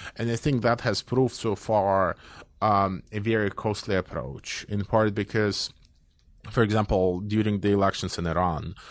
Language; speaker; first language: English; non-native, fluent; Belarusian